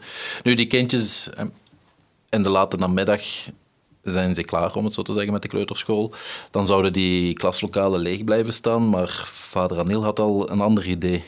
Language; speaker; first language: Dutch; native; Dutch